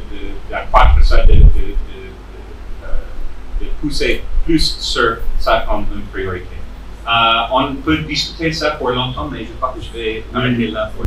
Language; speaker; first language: French; non-native, fluent; English